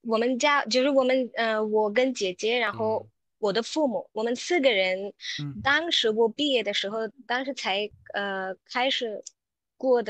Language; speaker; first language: Chinese; non-native, local second language; Tamil